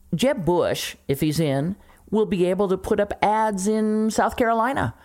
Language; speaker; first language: English; native; English